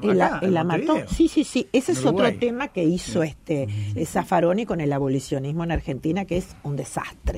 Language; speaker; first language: Spanish; native; Spanish